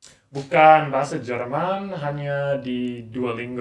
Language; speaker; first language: Indonesian; non-native, learner; English